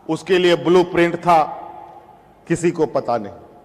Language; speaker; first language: Hindi; native; Hindi